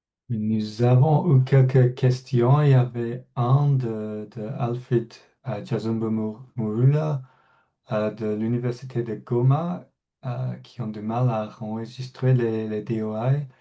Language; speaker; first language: French; non-native, fluent; English